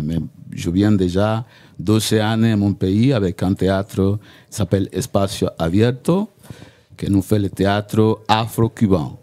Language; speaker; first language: French; non-native, learner; Spanish